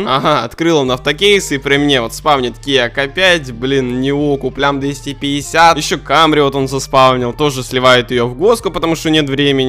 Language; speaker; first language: Russian; native; Russian